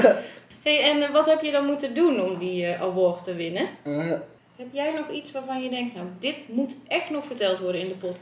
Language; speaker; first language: Dutch; native; Dutch